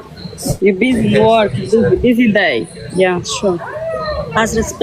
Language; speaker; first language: English; non-native, learner; Romanian